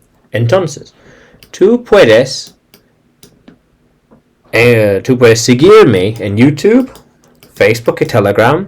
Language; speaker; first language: Spanish; non-native, learner; English